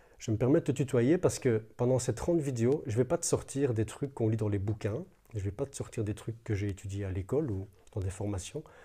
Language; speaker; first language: French; native; French